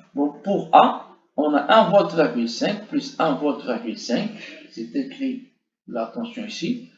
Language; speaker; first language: French; non-native, local second language; Arabic